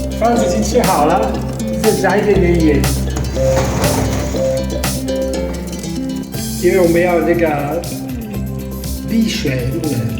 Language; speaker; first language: Chinese; non-native, fluent; Italian